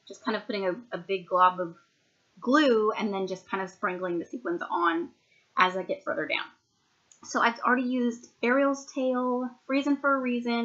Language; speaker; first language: English; native; English